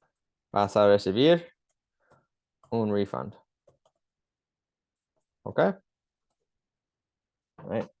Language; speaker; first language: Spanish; early bilingual, heritage; English